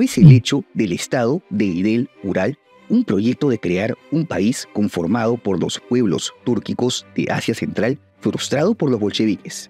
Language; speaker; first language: Spanish; native; Spanish